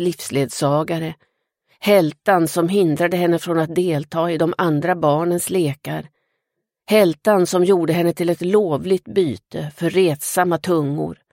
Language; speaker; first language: Swedish; native; Swedish